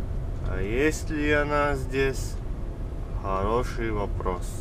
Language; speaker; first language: Russian; non-native, fluent; Latvian